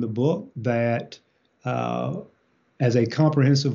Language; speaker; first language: English; native; English